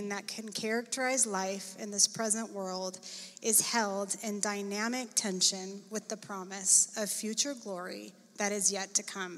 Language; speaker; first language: English; native; English